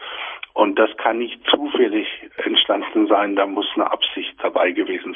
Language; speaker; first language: German; native; German